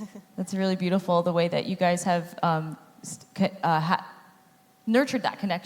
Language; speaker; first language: English; native; English